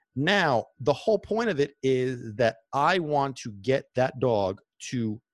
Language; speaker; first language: English; non-native, fluent; Italian